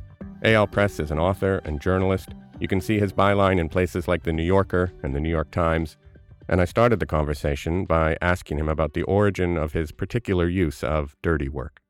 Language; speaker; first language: English; native; English